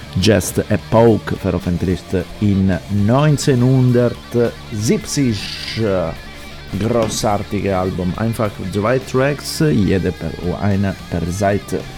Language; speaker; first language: German; non-native, fluent; Italian